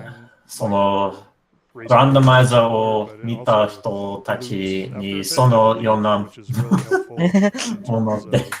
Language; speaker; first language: Japanese; non-native, learner; English